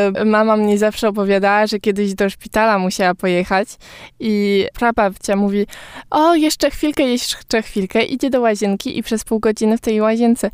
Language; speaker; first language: Polish; early bilingual, heritage; Polish